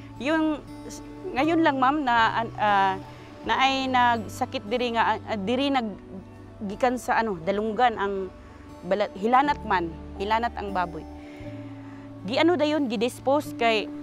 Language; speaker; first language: Cebuano; non-native, local second language; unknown